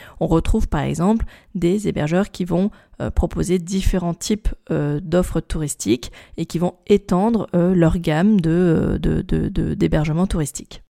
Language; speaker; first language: French; native; French